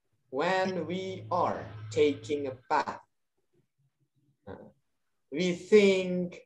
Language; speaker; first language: English; non-native, learner; Indonesian